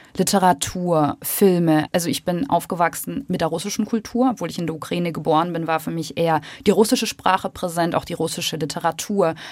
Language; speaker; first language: German; early bilingual, other home language; Russian